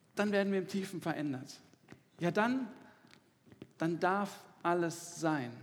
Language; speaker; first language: German; native; German